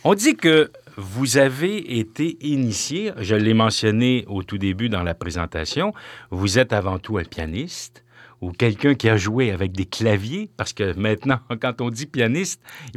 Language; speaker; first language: French; native; French